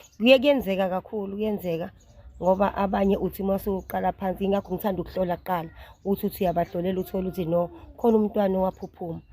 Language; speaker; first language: Zulu; native; Zulu